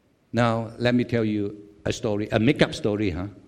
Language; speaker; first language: English; non-native, local second language; Chinese